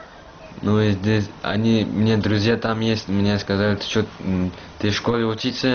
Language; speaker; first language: Russian; non-native, learner; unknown